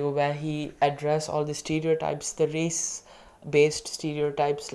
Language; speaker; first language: English; non-native, local second language; Tamil